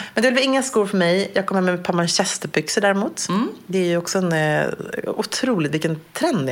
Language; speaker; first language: Swedish; native; Swedish